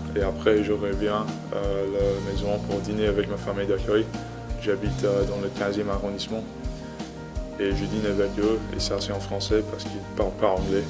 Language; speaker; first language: French; non-native, learner; English